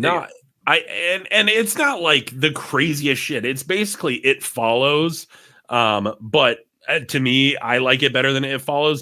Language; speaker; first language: English; native; English